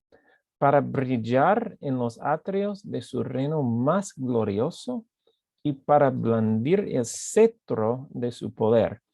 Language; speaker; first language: Spanish; non-native, fluent; English